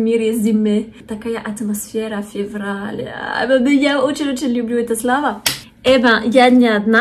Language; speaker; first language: Russian; non-native, fluent; French